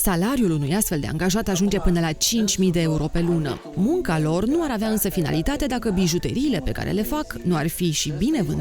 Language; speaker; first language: Romanian; native; Romanian